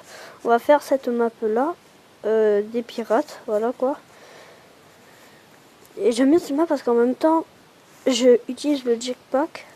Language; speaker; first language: French; native; French